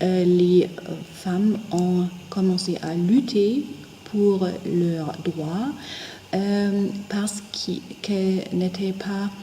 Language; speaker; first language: French; non-native, fluent; German